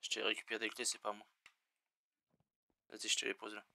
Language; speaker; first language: French; native; French